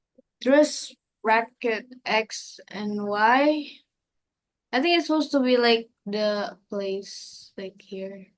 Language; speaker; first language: English; non-native, learner; Indonesian